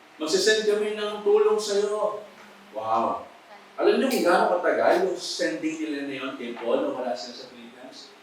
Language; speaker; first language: Filipino; native; Filipino